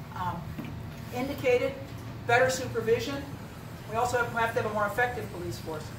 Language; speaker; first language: English; native; English